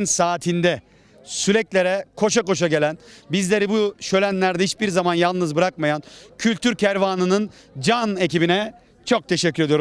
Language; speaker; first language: Turkish; native; Turkish